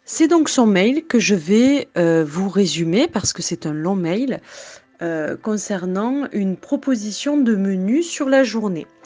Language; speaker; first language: French; native; French